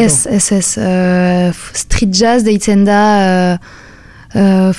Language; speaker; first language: Basque; non-native, local second language; French